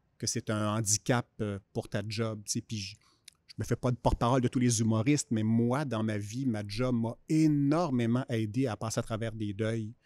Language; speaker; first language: French; native; French